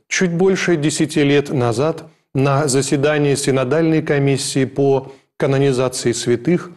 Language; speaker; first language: Russian; native; Russian